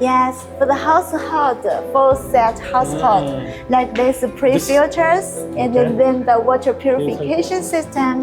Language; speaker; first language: English; non-native, learner; Chinese